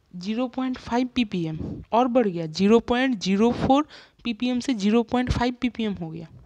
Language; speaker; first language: Hindi; non-native, local second language; Bangla